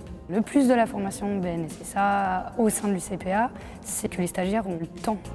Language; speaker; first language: French; native; French